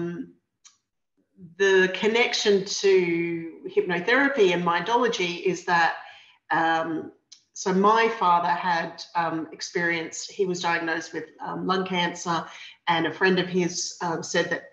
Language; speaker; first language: English; native; English